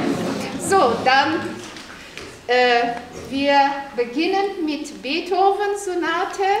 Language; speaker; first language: German; non-native, fluent; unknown